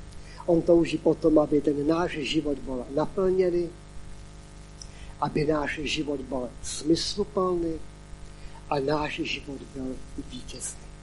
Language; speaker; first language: Czech; non-native, local second language; Polish